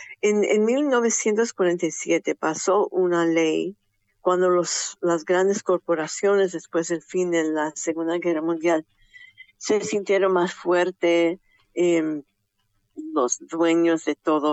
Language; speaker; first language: Spanish; early bilingual, heritage; Spanish